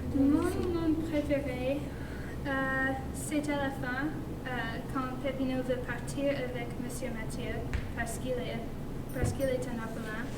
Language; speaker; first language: French; non-native, learner; English